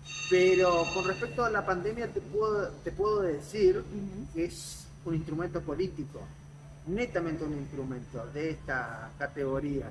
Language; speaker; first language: Spanish; native; Spanish